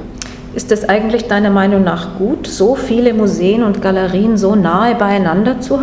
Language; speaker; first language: German; non-native, fluent; English